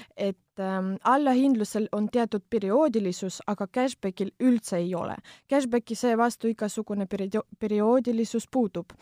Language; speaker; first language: Estonian; non-native, local second language; Russian